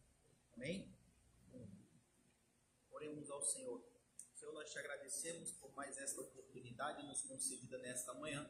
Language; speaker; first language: Portuguese; native; Portuguese